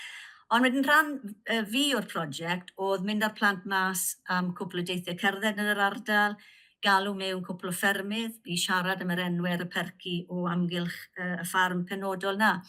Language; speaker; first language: Welsh; native; Welsh